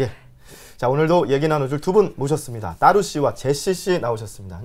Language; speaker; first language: Korean; native; Korean